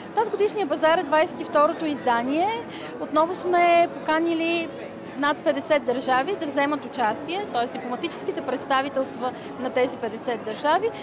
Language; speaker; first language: Bulgarian; native; Bulgarian